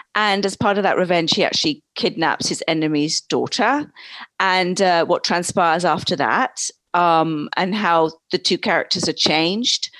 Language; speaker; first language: English; native; English